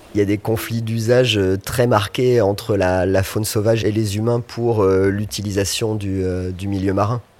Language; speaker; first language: French; native; French